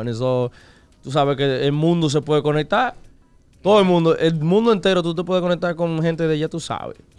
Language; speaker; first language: Spanish; early bilingual, heritage; Spanish